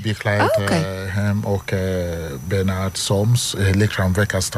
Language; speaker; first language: Dutch; non-native, fluent; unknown